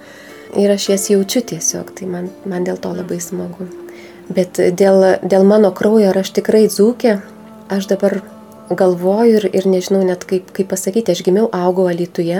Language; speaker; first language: Lithuanian; native; Lithuanian